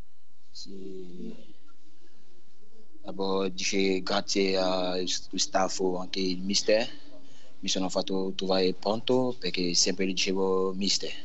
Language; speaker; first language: Italian; non-native, learner; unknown